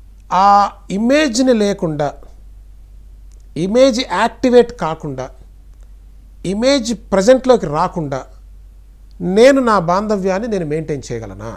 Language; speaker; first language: Telugu; native; Telugu